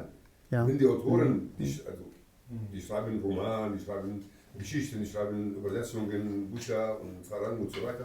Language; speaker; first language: German; non-native, fluent; Kurdish